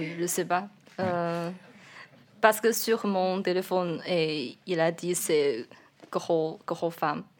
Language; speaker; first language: French; non-native, learner; Chinese